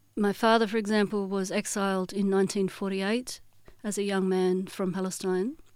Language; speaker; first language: English; native; English